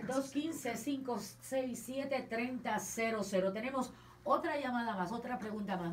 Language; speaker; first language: Spanish; native; Spanish